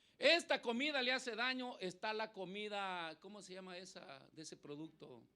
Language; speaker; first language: Spanish; native; Spanish